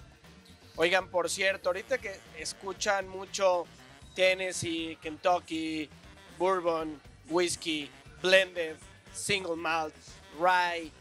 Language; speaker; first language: Spanish; native; Spanish